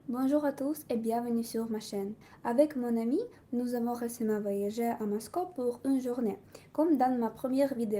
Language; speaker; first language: French; non-native, fluent; Russian